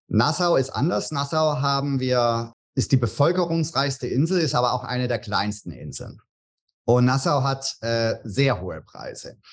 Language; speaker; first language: German; native; German